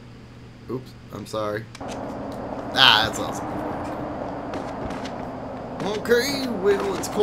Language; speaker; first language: English; native; English